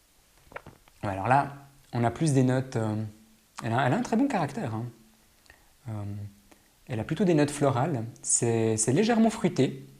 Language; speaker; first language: French; native; French